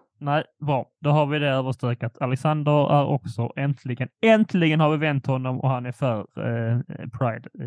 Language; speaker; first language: Swedish; early bilingual, other home language; Polish